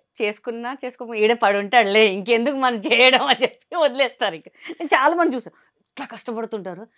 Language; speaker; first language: Telugu; non-native, local second language; Hindi